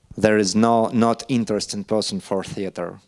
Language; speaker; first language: English; non-native, learner; Russian